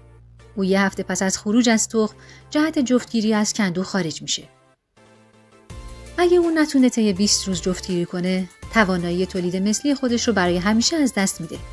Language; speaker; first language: Persian; native; Persian